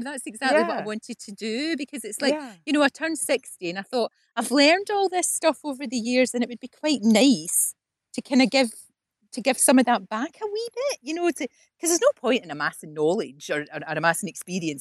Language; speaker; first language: English; native; English